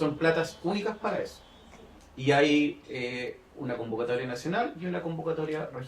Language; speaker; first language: Spanish; native; Spanish